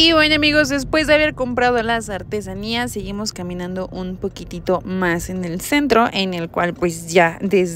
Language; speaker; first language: Spanish; native; Spanish